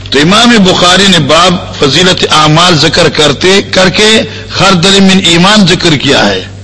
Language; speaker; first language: Urdu; non-native, local second language; Northern Hindko